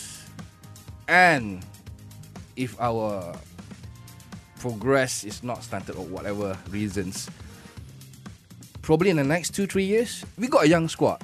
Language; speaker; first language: English; non-native, local second language; Malay